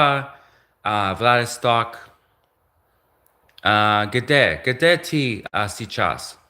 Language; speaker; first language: Russian; non-native, learner; English